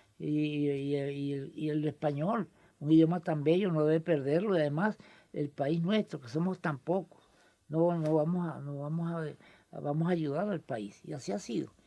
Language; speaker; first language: Spanish; native; Spanish